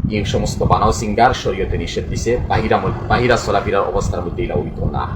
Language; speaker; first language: Bangla; native; Bangla